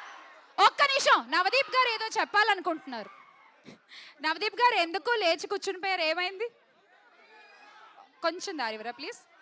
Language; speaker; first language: Telugu; native; Telugu